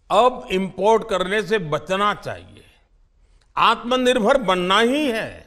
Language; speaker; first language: Hindi; non-native, local second language; Gujarati